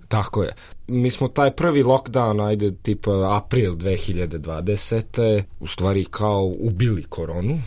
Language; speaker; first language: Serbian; early bilingual, heritage; Serbian